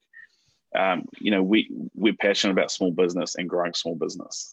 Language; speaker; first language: English; native; English